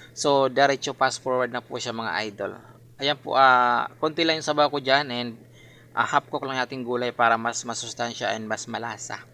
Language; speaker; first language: Filipino; non-native, local second language; Masbatenyo